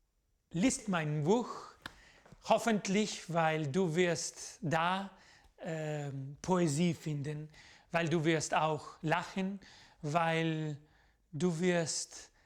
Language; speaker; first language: German; non-native, fluent; Spanish